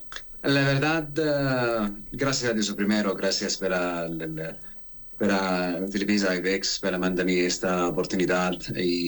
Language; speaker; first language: Spanish; non-native, learner; Arabic